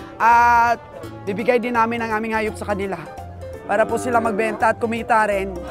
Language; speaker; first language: Filipino; non-native, local second language; Aklanon